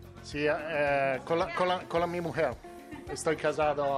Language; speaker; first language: Portuguese; non-native, learner; Italian